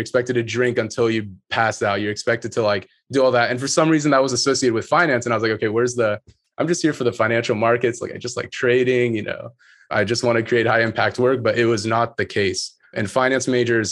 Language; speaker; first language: English; native; English